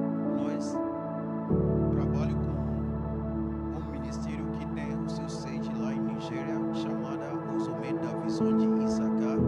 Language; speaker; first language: Portuguese; non-native, fluent; Yoruba